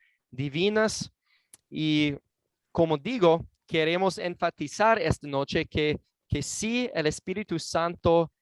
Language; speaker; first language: Spanish; non-native, fluent; English